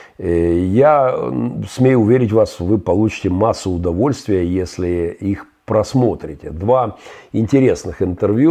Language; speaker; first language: Russian; native; Russian